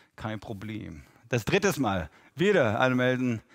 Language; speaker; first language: German; non-native, fluent; English